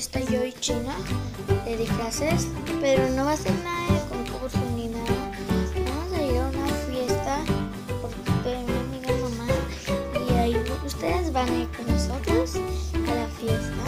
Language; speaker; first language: Spanish; native; Spanish